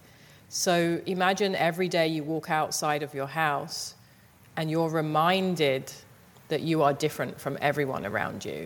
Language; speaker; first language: English; native; English